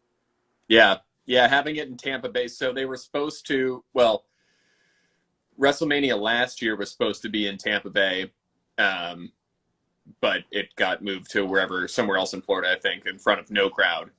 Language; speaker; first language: English; native; English